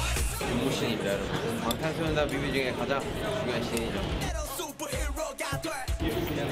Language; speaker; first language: Korean; native; Korean